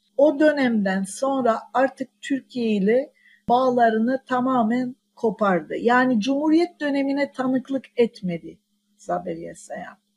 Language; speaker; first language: Turkish; non-native, local second language; Armenian